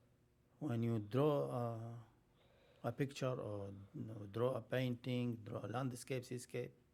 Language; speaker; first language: English; non-native, learner; Arabic